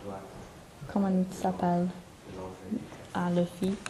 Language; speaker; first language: French; non-native, learner; English